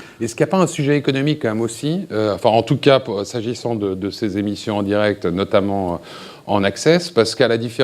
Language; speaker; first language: French; native; French